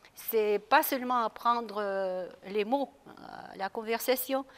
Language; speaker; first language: French; non-native, fluent; Russian